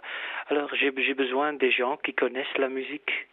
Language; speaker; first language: French; non-native, fluent; Dutch